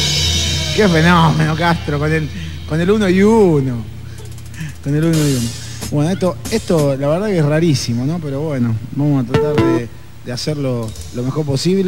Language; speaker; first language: Spanish; native; Spanish